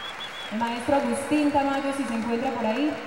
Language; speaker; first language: Spanish; native; Spanish